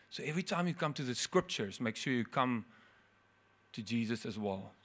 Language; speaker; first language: English; non-native, local second language; Afrikaans